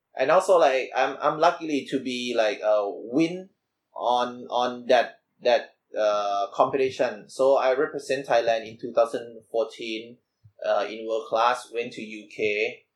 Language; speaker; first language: English; non-native, learner; Thai